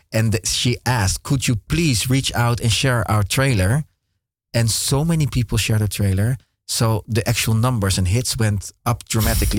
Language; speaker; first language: English; non-native, fluent; Dutch